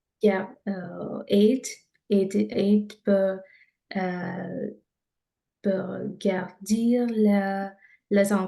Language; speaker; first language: French; non-native, learner; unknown